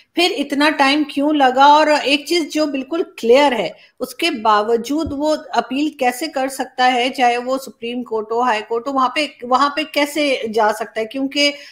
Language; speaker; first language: Urdu; native; Urdu